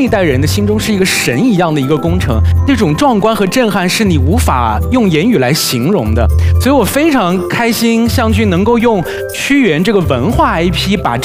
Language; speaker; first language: Chinese; native; Chinese